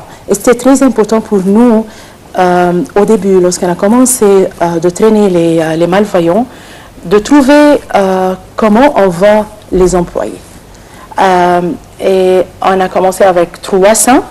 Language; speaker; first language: French; non-native, fluent; Arabic